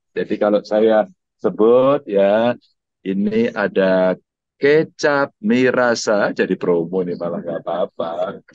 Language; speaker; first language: Indonesian; native; Indonesian